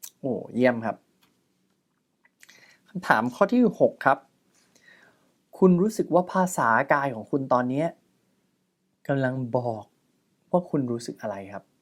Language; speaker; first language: Thai; native; Thai